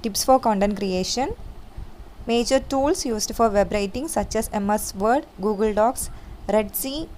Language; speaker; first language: English; non-native, local second language; Malayalam